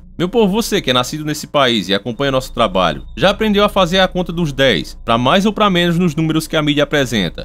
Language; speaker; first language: Portuguese; native; Portuguese